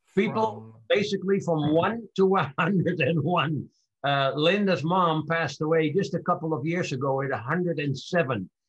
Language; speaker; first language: English; non-native, fluent; Dutch